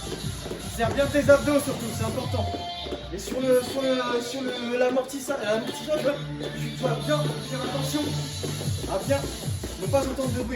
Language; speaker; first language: French; native; French